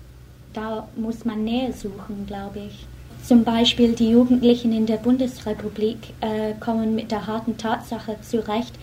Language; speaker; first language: German; non-native, fluent; English